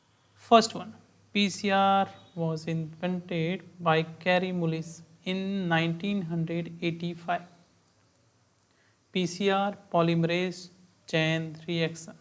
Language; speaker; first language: English; non-native, local second language; Hindi